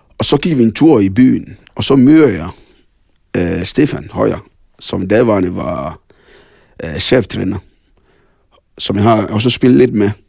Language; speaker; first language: Danish; non-native, fluent; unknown